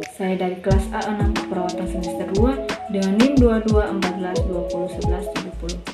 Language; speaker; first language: Indonesian; native; Indonesian